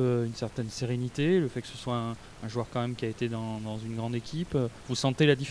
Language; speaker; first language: French; native; French